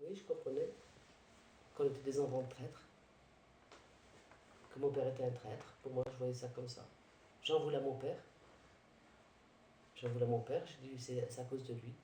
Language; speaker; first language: French; early bilingual, other home language; Arabic